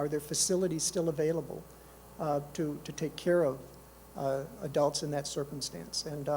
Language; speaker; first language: English; native; English